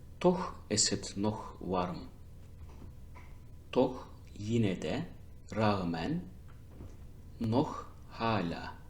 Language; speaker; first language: Dutch; non-native, fluent; Turkish